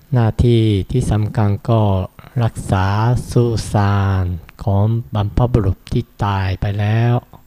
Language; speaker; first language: Thai; non-native, fluent; Japanese